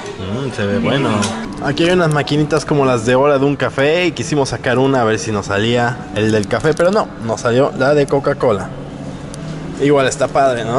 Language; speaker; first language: Spanish; native; Spanish